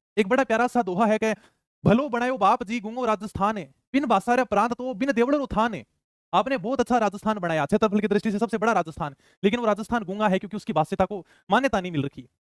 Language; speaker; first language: Hindi; native; Hindi